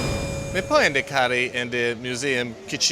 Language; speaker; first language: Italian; non-native, learner; English